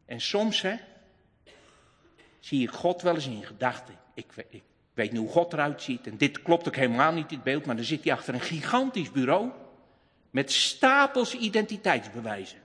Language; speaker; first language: Dutch; native; Dutch